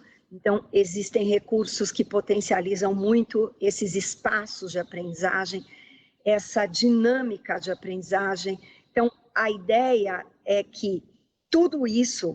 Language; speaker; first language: Portuguese; native; Portuguese